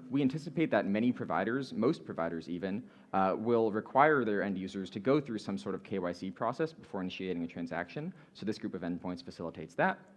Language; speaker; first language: English; native; English